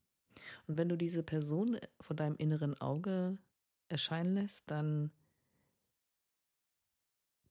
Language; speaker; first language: German; native; German